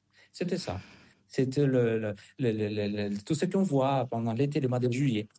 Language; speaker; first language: French; non-native, fluent; Spanish